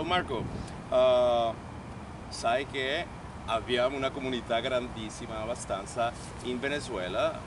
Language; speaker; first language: Italian; non-native, learner; Spanish